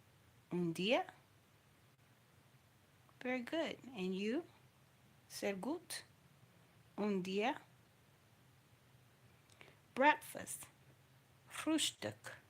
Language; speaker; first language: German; non-native, learner; English